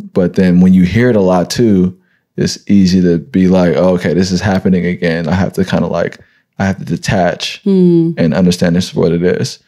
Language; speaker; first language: English; native; English